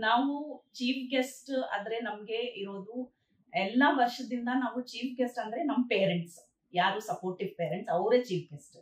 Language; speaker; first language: Kannada; non-native, local second language; Urdu